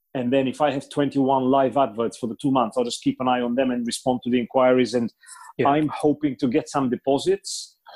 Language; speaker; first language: English; non-native, fluent; Bulgarian